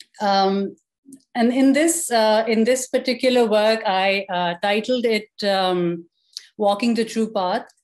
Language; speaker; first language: English; non-native, local second language; Urdu